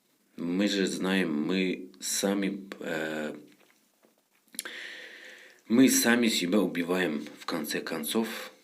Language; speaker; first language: Russian; non-native, fluent; Tajik